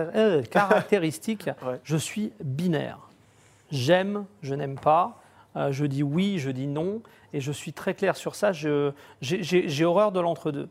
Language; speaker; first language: French; native; French